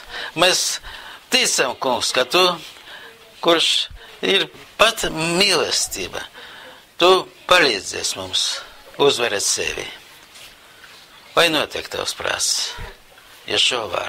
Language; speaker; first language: Latvian; non-native, local second language; Russian